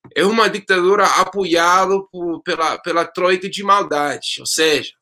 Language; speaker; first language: Portuguese; non-native, fluent; English